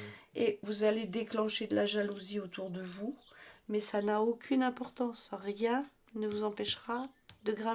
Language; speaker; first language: French; native; French